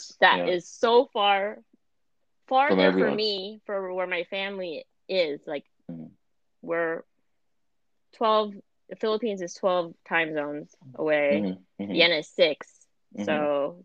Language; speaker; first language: English; non-native, fluent; German